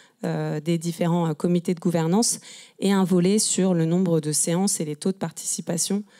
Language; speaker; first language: French; native; French